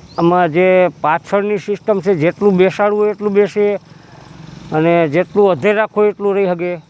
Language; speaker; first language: Gujarati; native; Gujarati